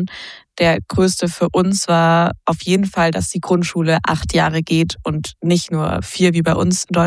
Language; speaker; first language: German; native; German